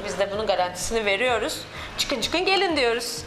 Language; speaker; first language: Turkish; native; Turkish